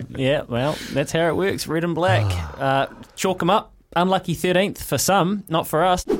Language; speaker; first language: English; native; English